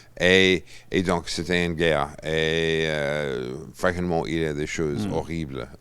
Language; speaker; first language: French; non-native, fluent; English